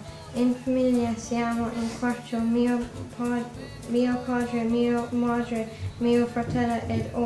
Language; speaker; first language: Italian; non-native, learner; English